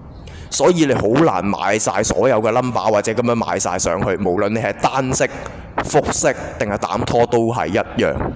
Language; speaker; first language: Cantonese; native; Cantonese